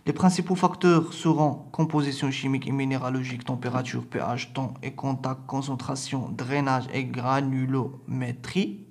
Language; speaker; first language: French; non-native, local second language; Arabic